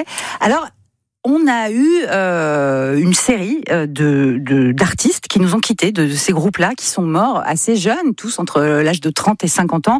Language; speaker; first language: French; native; French